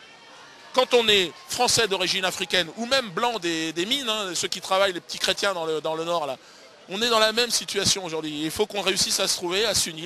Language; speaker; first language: French; native; French